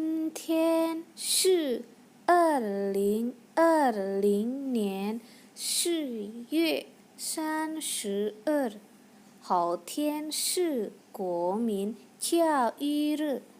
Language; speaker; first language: Chinese; non-native, learner; Indonesian